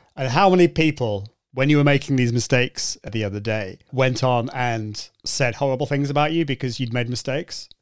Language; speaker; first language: English; native; English